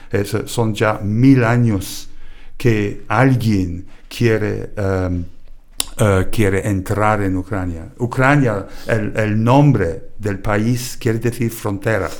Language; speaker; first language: Spanish; non-native, fluent; English